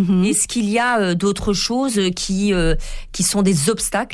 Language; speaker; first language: French; native; French